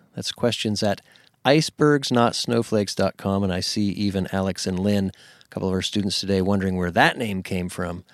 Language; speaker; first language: English; native; English